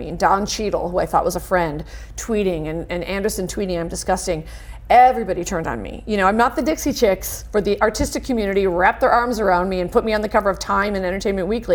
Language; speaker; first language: English; native; English